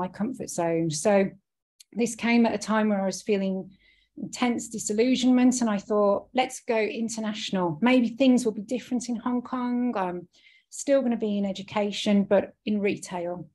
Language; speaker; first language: English; native; English